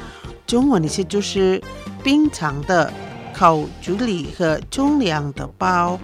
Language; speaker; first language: Chinese; non-native, fluent; Indonesian